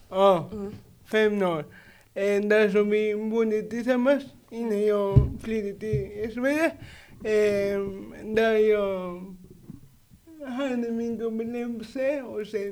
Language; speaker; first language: Swedish; non-native, learner; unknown